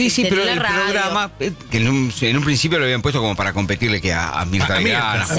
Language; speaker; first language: Spanish; native; Spanish